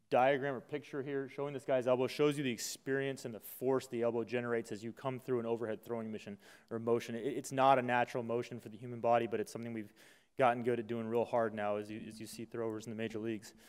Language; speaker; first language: English; native; English